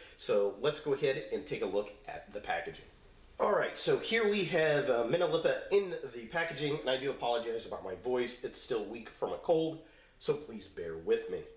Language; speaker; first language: English; native; English